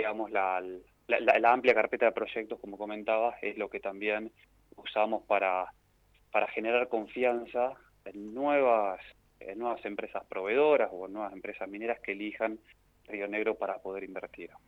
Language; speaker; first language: Spanish; native; Spanish